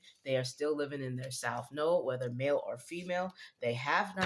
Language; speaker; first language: English; native; English